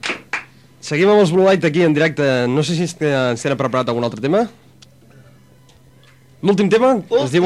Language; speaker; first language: Catalan; native; Catalan